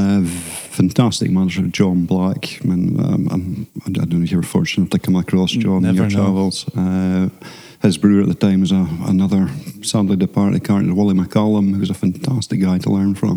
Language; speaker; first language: English; native; English